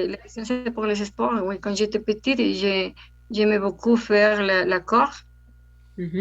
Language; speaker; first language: French; non-native, learner; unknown